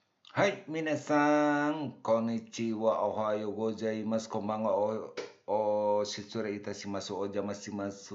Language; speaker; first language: Japanese; non-native, fluent; Indonesian